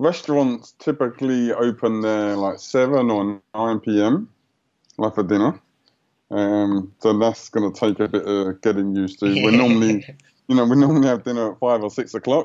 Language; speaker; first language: English; native; English